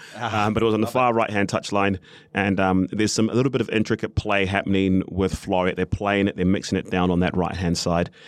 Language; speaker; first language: English; native; English